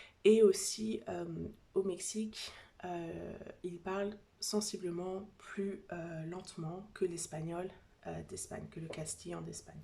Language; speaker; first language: French; native; French